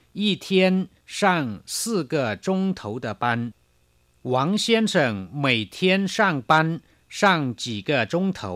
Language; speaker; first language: Chinese; non-native, fluent; Thai